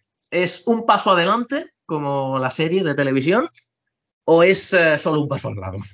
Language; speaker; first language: Spanish; native; Spanish